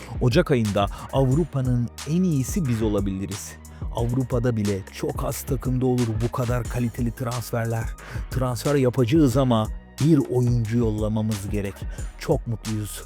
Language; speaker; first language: Turkish; native; Turkish